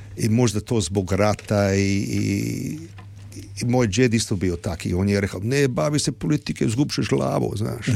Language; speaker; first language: Serbian; early bilingual, heritage; Serbian